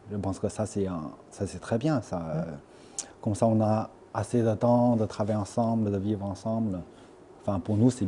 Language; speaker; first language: French; non-native, fluent; Chinese